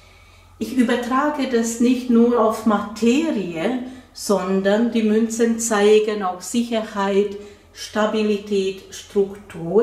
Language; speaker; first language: German; non-native, fluent; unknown